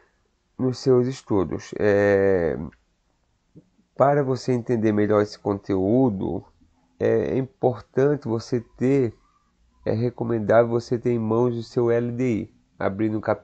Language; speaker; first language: Portuguese; native; Portuguese